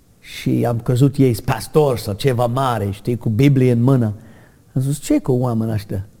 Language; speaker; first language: Romanian; non-native, learner; English